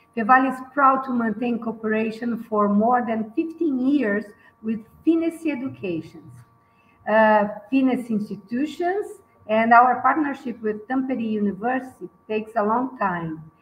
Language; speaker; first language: English; non-native, fluent; Portuguese